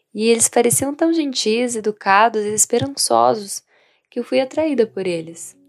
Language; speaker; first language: Portuguese; non-native, fluent; Vietnamese